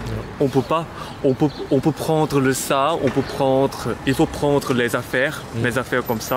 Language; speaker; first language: French; non-native, learner; Korean